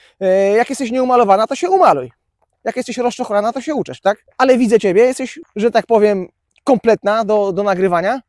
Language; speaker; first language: Polish; native; Polish